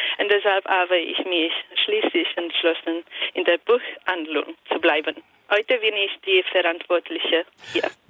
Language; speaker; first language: German; non-native, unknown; Italian